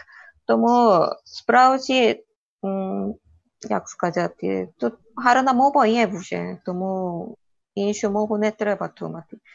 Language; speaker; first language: Ukrainian; non-native, learner; Korean